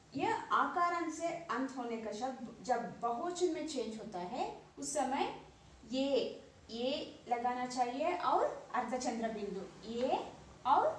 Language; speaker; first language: Hindi; non-native, local second language; Kannada